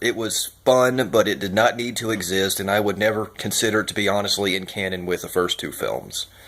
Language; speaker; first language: English; native; English